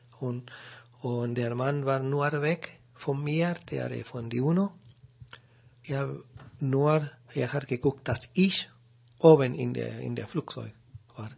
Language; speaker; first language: German; non-native, learner; Spanish